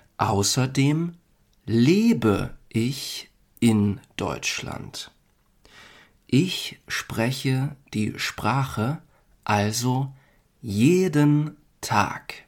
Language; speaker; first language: German; native; German